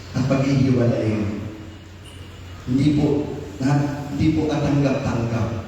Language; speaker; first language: Filipino; native; Filipino